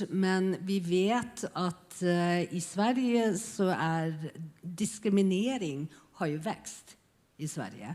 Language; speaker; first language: Swedish; non-native, fluent; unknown